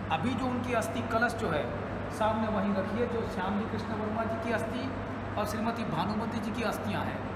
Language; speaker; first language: Hindi; non-native, local second language; Gujarati